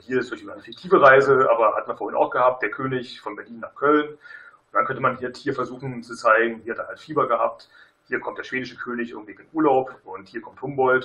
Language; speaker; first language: German; native; German